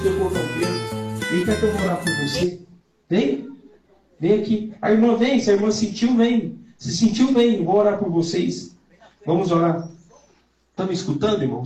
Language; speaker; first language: Portuguese; native; Portuguese